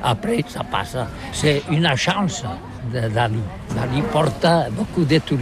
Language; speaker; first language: French; non-native, learner; Catalan